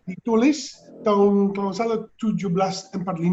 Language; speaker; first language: Indonesian; non-native, fluent; Dutch